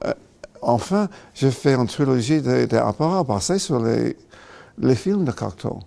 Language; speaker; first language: French; non-native, learner; English